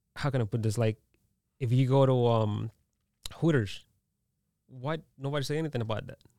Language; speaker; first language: English; early bilingual, other home language; Spanish